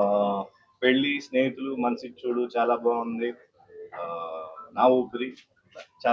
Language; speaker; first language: Telugu; native; Telugu